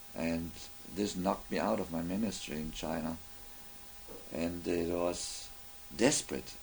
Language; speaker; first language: English; non-native, fluent; German